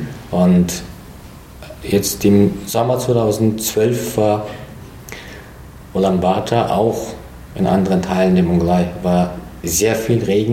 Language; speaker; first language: German; non-native, fluent; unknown